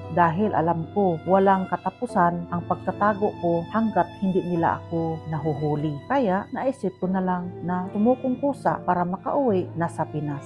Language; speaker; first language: Filipino; non-native, local second language; Cebuano